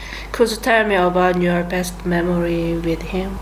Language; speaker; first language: English; non-native, learner; Korean